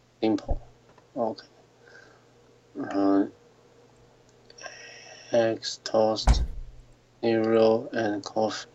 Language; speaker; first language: English; non-native, learner; Chinese